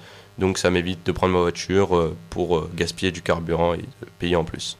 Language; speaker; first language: French; native; French